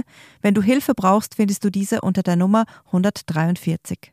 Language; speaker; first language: German; native; German